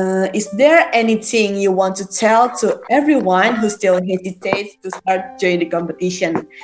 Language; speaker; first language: English; non-native, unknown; Indonesian